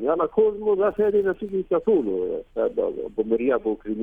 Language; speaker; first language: Greek; non-native, learner; Arabic